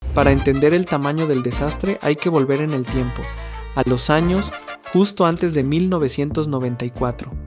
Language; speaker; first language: Spanish; native; Spanish